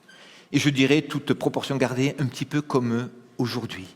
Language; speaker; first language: French; native; French